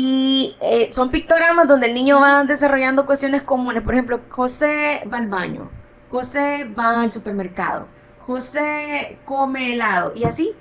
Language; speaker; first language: Spanish; native; Spanish